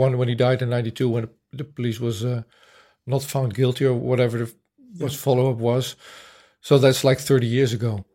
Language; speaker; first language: English; non-native, fluent; Dutch